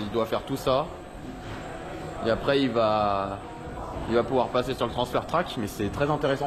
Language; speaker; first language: French; native; French